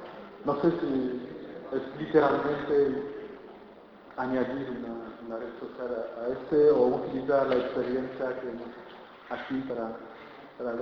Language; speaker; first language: Spanish; non-native, fluent; French